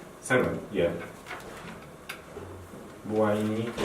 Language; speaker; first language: Indonesian; non-native, learner; Polish